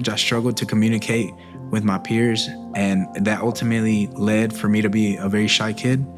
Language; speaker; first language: English; early bilingual, other home language; Spanish